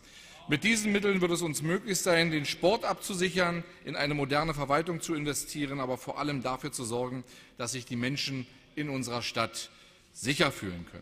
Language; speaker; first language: German; native; German